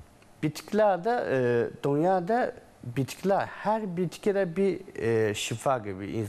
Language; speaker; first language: Turkish; non-native, learner; Chinese